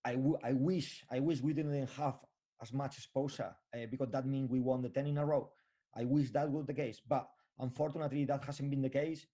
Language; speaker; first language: English; non-native, fluent; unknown